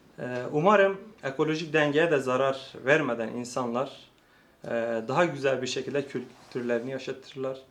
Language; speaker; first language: Turkish; non-native, local second language; Kurdish